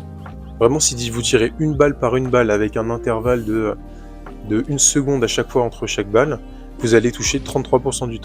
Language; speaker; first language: French; native; French